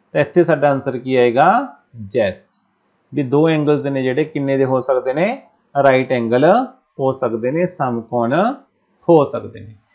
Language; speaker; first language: Hindi; non-native, local second language; Punjabi